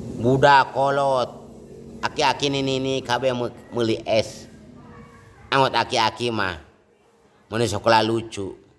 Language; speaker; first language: Sundanese; non-native, fluent; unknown